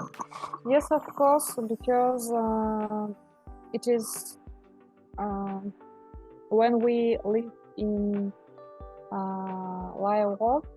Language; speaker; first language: English; non-native, learner; Russian